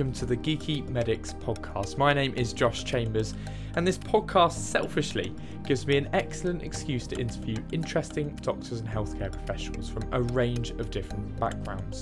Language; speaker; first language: English; native; English